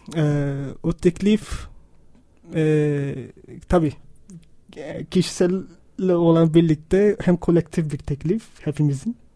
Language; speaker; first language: Turkish; non-native, fluent; Urdu